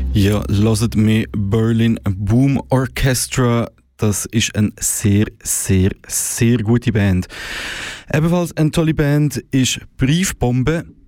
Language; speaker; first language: German; native; German